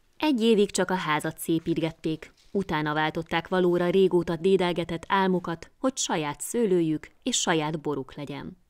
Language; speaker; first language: Hungarian; native; Hungarian